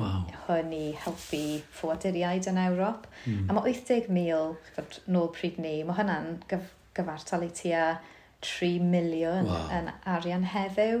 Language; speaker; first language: Welsh; native; Welsh